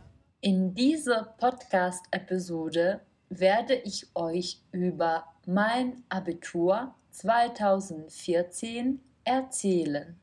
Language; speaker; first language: German; non-native, fluent; Czech